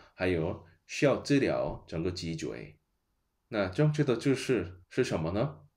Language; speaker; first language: Chinese; non-native, fluent; Korean